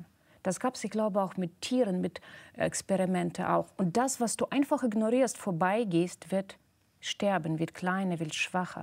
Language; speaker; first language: German; non-native, fluent; Russian